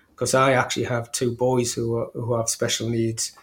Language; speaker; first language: English; native; English